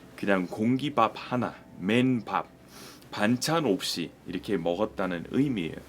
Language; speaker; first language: Korean; non-native, fluent; English